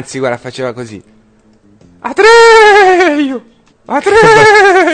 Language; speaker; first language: Italian; native; Italian